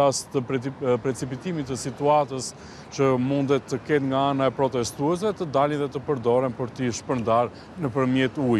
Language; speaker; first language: Albanian; native; Albanian